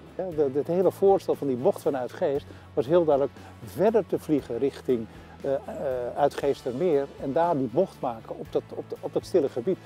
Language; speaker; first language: Dutch; native; Dutch